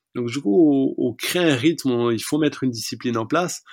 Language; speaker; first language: French; native; French